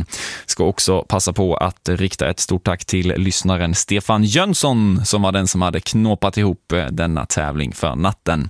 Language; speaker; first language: Swedish; native; Swedish